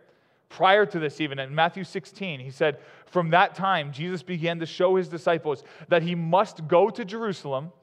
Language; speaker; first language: English; native; English